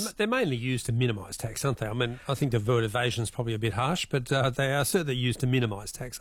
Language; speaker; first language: English; native; English